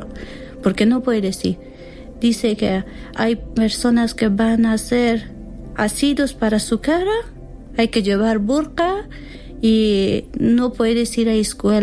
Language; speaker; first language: Spanish; non-native, learner; Persian